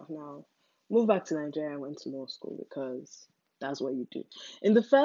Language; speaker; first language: English; non-native, local second language; Yoruba